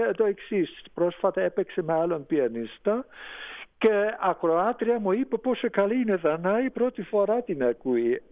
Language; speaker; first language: Greek; non-native, fluent; German